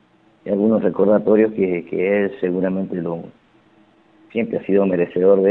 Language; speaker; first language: Spanish; native; Spanish